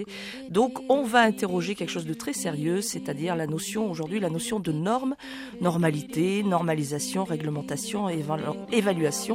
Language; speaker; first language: French; native; French